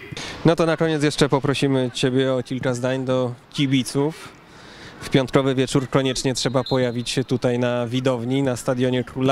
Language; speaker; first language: Polish; native; Polish